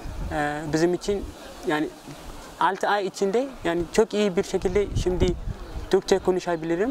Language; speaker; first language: Turkish; non-native, learner; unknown